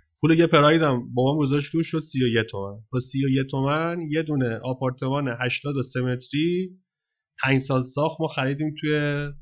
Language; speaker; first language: Persian; native; Persian